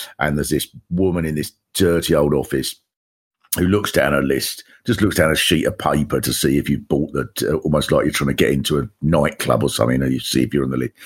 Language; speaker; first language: English; native; English